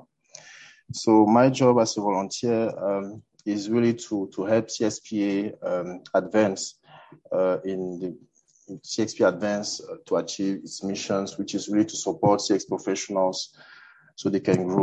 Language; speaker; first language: English; non-native, local second language; French